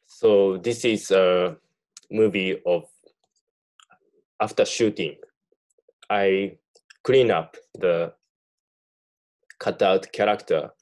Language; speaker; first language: English; non-native, learner; Japanese